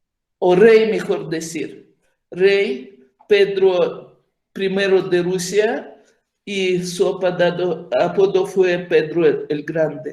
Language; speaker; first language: Spanish; non-native, fluent; Ukrainian